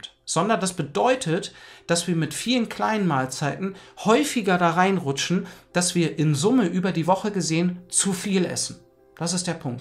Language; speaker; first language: German; native; German